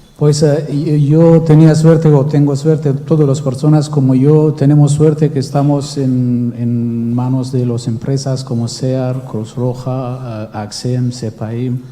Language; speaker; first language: Spanish; non-native, learner; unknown